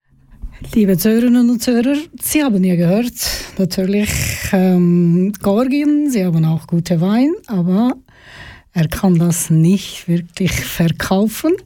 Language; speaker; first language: German; non-native, learner; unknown